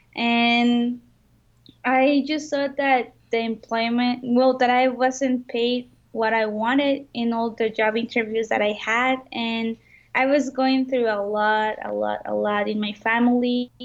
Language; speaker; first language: English; non-native, fluent; Spanish